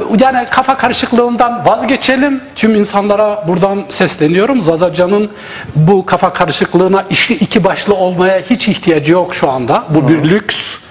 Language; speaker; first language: Turkish; non-native, local second language; Zaza